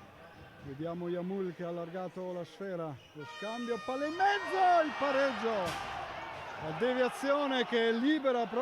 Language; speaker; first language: Italian; native; Italian